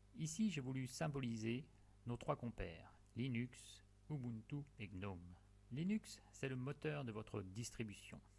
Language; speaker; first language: French; native; French